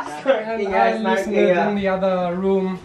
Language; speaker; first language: English; non-native, learner; German